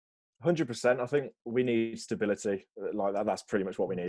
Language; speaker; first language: English; native; English